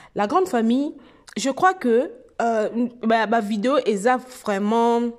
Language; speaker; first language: French; non-native, local second language; Lingala